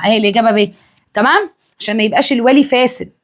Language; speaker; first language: Arabic; native; Arabic